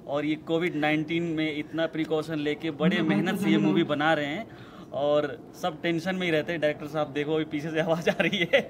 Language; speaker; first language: Hindi; non-native, local second language; Bhojpuri